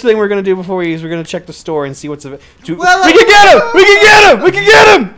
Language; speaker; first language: English; native; English